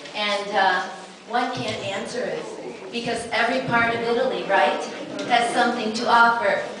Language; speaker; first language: English; native; English